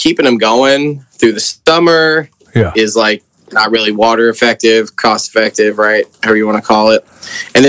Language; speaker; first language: English; native; English